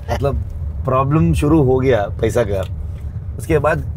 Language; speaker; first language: Hindi; non-native, local second language; Kannada